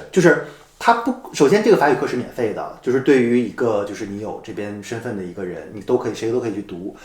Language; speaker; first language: Chinese; native; Chinese